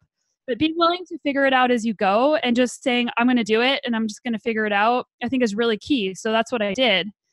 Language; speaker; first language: English; native; English